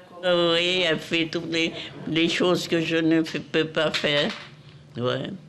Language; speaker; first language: French; non-native, local second language; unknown